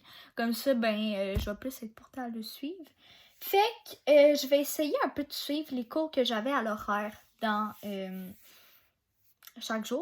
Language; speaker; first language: French; native; French